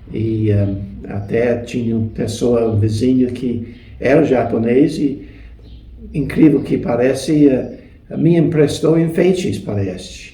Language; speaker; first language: Portuguese; non-native, fluent; English